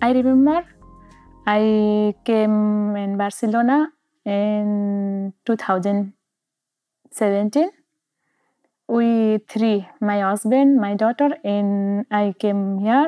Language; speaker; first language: English; non-native, learner; Nepali